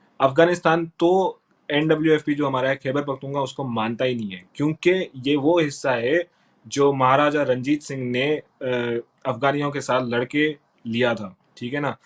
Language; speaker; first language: Urdu; non-native, local second language; Sindhi